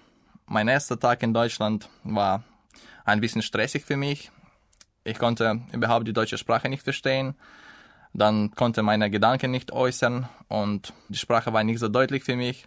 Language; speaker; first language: German; non-native, fluent; Russian